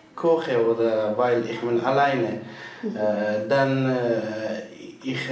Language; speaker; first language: German; non-native, learner; Persian